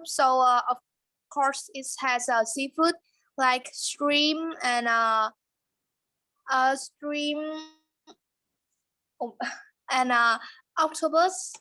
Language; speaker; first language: English; non-native, learner; Vietnamese